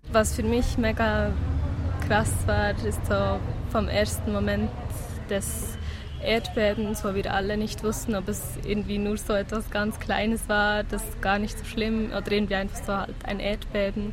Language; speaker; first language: German; native; German